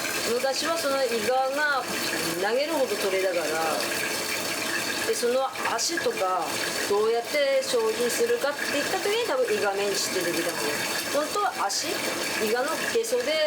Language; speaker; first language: Japanese; native; Japanese